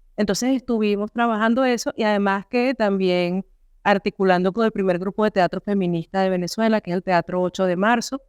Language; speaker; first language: Spanish; native; Spanish